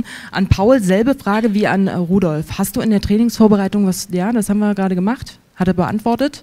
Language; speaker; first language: German; native; German